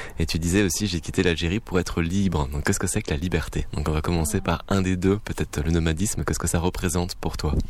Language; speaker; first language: French; native; French